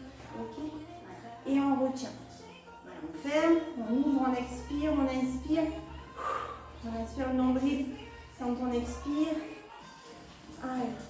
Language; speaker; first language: French; native; French